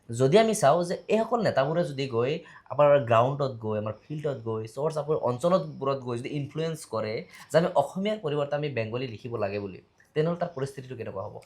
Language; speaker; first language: Assamese; non-native, local second language; Bangla